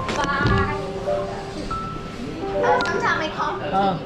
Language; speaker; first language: English; non-native, learner; Vietnamese